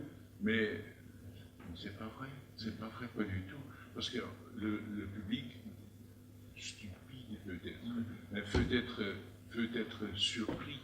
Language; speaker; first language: French; non-native, fluent; Dutch